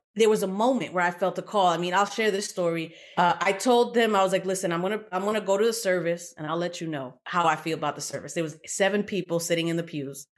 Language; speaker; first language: English; native; English